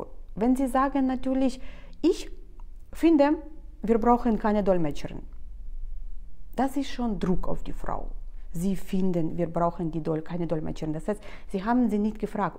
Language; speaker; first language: German; non-native, fluent; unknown